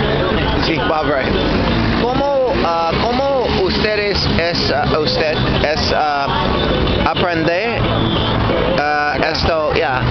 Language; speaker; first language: Spanish; non-native, learner; English